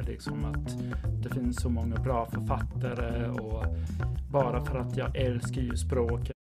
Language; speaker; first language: Swedish; non-native, fluent; English